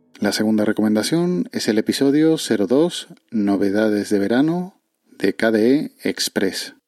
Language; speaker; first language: Spanish; native; Spanish